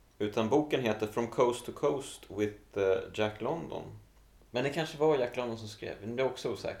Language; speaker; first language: Swedish; native; Swedish